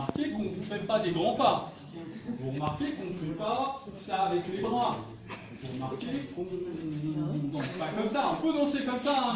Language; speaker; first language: French; native; French